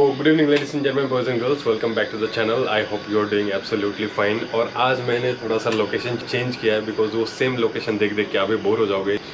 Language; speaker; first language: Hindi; non-native, local second language; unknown